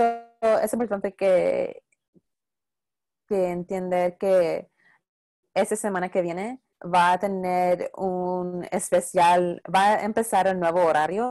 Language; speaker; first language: Spanish; non-native, local second language; English